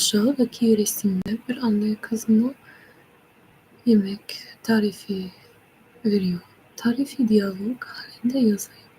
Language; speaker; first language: Turkish; non-native, learner; English